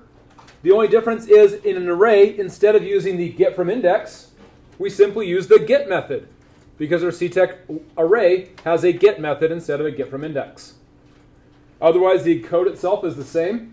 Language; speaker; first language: English; native; English